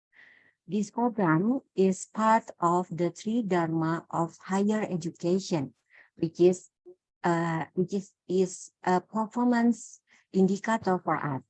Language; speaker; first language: English; non-native, learner; Indonesian